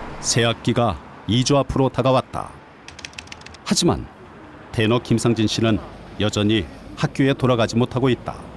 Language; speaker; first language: Korean; native; Korean